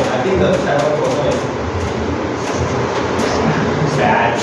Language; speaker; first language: English; non-native, learner; Chinese